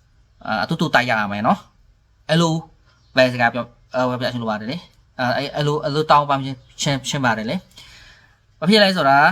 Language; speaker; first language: Burmese; non-native, learner; Khmer